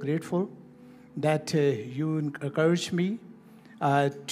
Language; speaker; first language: English; non-native, local second language; Urdu